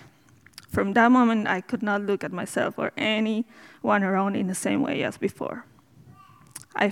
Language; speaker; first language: English; non-native, fluent; Spanish